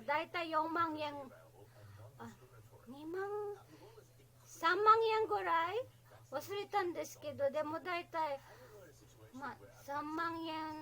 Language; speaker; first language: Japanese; non-native, learner; Filipino